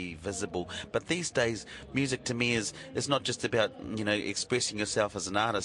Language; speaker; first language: English; native; English